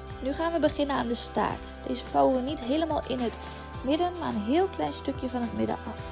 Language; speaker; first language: Dutch; native; Dutch